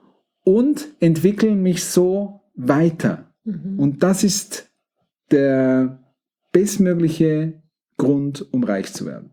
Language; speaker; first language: German; native; German